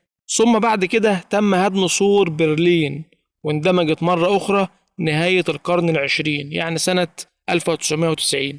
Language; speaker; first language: Arabic; native; Arabic